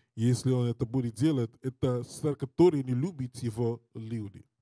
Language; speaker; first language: Russian; non-native, learner; English